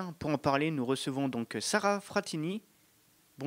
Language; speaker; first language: French; native; French